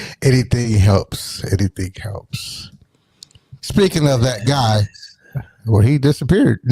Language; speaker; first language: English; native; English